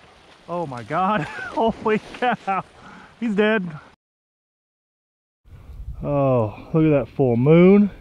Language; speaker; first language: English; native; English